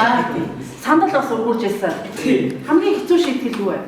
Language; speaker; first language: Mongolian; native; Mongolian